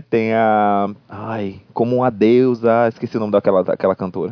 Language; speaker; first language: Portuguese; native; Portuguese